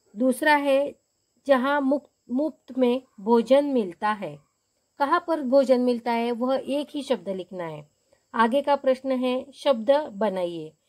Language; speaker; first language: Hindi; non-native, local second language; Marathi